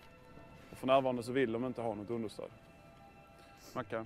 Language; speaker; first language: Swedish; native; Swedish